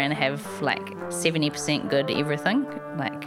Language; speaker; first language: English; native; English